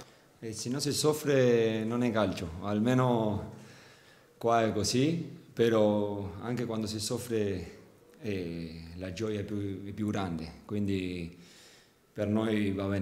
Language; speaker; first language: Italian; non-native, fluent; Spanish